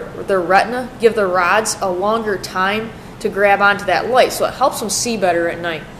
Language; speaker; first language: English; native; English